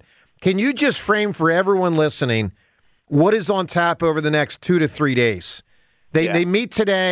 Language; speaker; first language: English; native; English